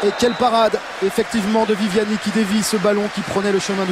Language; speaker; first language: French; native; French